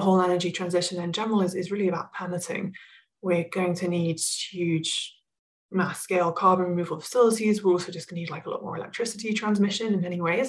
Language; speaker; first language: English; native; English